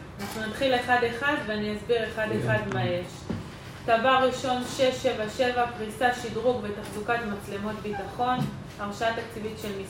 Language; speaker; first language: Hebrew; non-native, local second language; Arabic